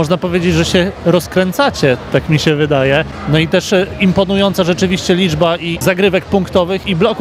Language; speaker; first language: Polish; native; Polish